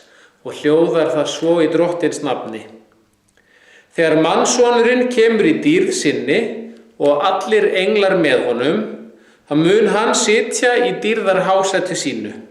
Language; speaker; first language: Icelandic; native; Icelandic